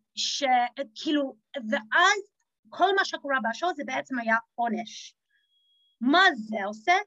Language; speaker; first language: Hebrew; non-native, fluent; English